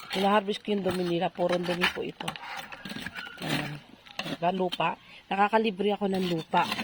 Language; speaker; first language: Filipino; native; Filipino